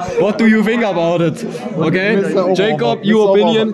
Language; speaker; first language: English; non-native, learner; German